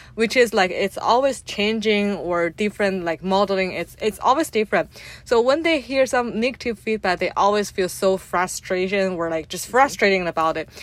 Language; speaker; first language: English; non-native, fluent; Chinese